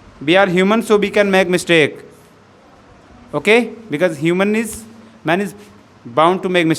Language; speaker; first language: English; non-native, fluent; Hindi